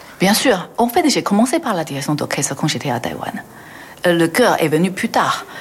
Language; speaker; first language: French; non-native, fluent; Chinese